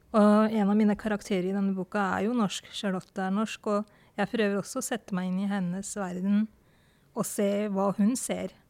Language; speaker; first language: Norwegian; early bilingual, other home language; Urdu